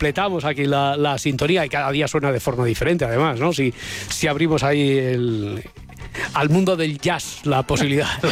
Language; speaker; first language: Spanish; native; Spanish